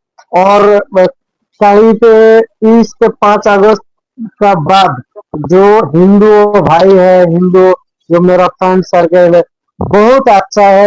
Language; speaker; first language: Hindi; non-native, fluent; Bangla